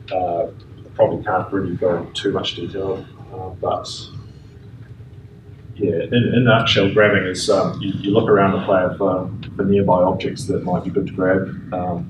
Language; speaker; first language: English; native; English